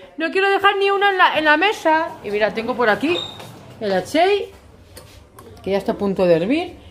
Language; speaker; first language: Spanish; native; Spanish